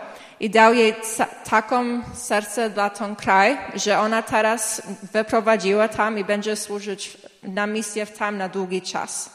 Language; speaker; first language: Polish; early bilingual, heritage; English